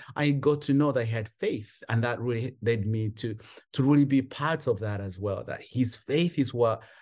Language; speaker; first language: English; non-native, local second language; Kinyarwanda